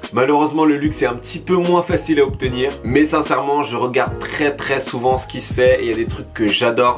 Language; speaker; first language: French; native; French